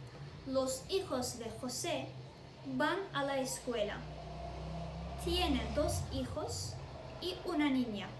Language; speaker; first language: Spanish; non-native, fluent; Turkish